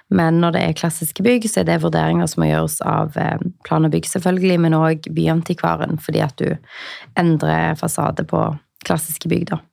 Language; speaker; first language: Norwegian; native; Norwegian